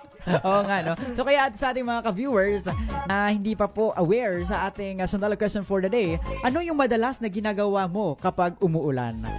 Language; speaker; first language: Filipino; native; Filipino